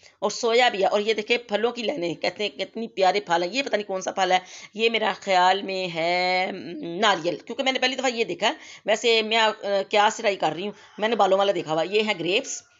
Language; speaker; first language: Urdu; non-native, local second language; Punjabi